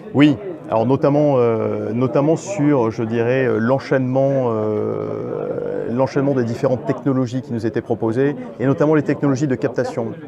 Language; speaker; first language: French; native; French